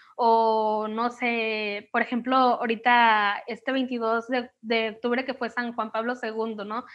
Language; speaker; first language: Spanish; native; Spanish